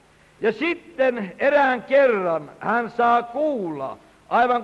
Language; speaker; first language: Finnish; native; Finnish